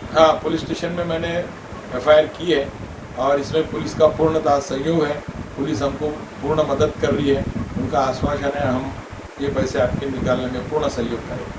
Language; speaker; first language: Hindi; non-native, local second language; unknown